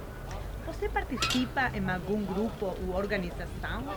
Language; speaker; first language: Portuguese; non-native, fluent; Spanish